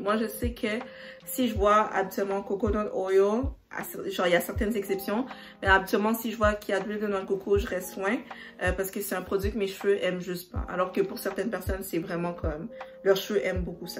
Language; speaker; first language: French; native; French